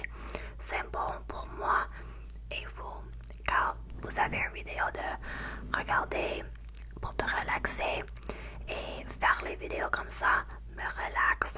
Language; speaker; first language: French; non-native, learner; English